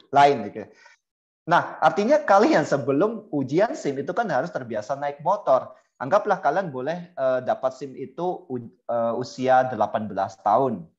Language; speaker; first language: Indonesian; native; Indonesian